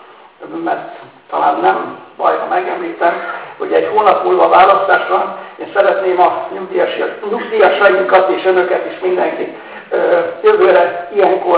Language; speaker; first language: Hungarian; native; Hungarian